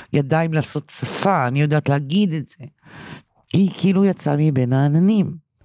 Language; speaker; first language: Hebrew; early bilingual, other home language; English